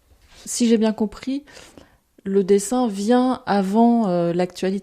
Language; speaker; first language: French; native; French